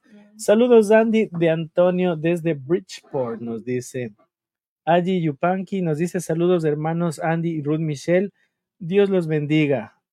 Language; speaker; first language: Spanish; native; Spanish